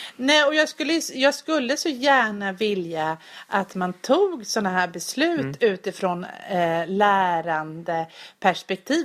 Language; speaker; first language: Swedish; native; Swedish